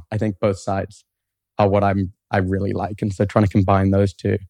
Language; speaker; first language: English; native; English